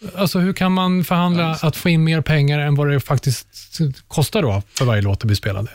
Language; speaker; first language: Swedish; native; Swedish